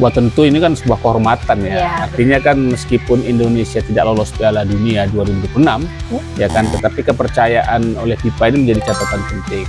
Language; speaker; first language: Indonesian; native; Indonesian